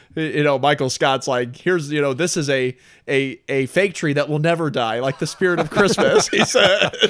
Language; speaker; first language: English; native; English